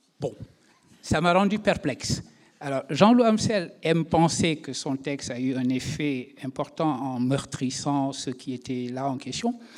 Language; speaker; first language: French; non-native, local second language; Wolof